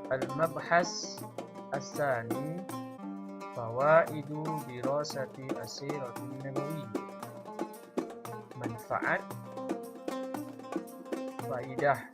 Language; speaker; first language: Arabic; non-native, fluent; Indonesian